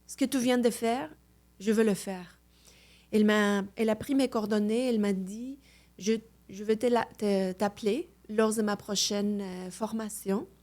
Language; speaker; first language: French; non-native, fluent; Spanish